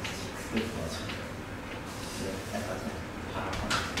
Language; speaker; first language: Korean; native; Korean